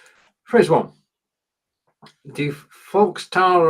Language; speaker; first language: German; non-native, learner; English